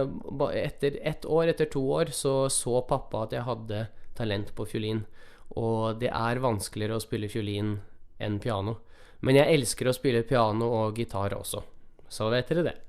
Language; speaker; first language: Norwegian; early bilingual, other home language; Russian